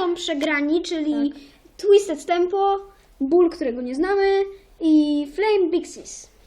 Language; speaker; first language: Polish; native; Polish